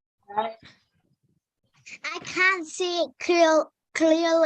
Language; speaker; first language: English; non-native, learner; Vietnamese